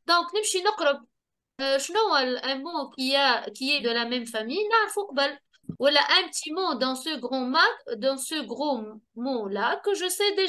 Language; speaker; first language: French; non-native, local second language; Arabic